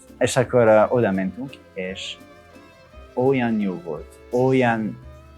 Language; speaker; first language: Hungarian; non-native, learner; French